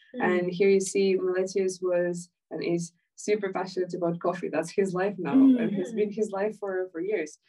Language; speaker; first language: English; non-native, fluent; Ukrainian